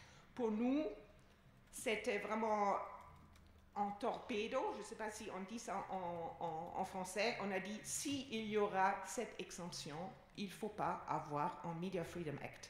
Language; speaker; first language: French; non-native, fluent; German